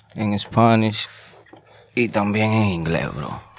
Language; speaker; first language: Spanish; native; Spanish